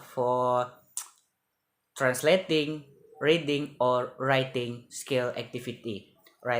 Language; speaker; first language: English; non-native, learner; Indonesian